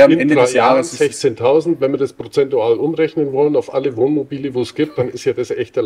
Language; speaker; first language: German; native; German